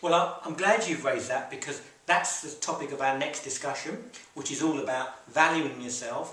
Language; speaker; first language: English; native; English